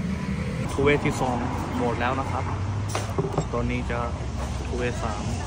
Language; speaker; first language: Thai; non-native, fluent; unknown